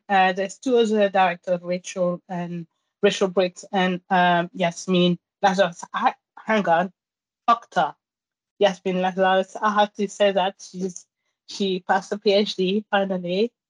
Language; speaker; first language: English; non-native, fluent; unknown